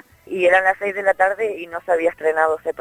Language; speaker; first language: Spanish; native; Spanish